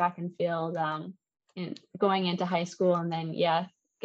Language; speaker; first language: English; native; English